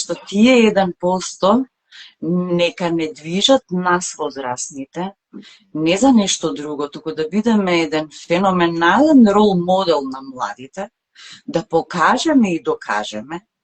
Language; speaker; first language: Macedonian; native; Macedonian